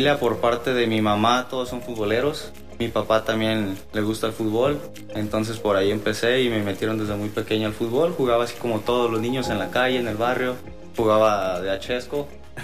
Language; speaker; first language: Spanish; native; Spanish